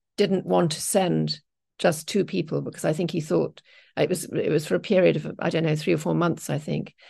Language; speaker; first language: English; native; English